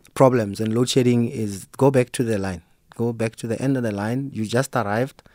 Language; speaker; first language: English; non-native, local second language; Southern Sotho